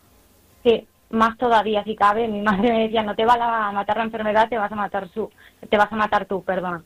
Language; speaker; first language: Spanish; native; Spanish